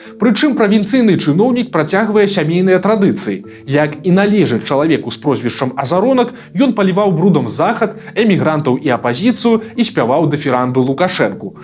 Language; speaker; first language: Belarusian; native; Belarusian